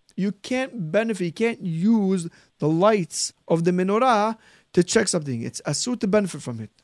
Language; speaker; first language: English; early bilingual, heritage; Arabic